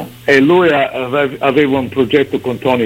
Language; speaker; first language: Italian; early bilingual, heritage; English